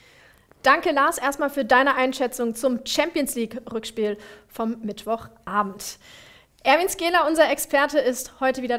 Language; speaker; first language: German; native; German